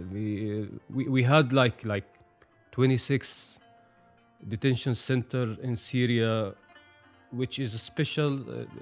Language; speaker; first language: English; non-native, fluent; Arabic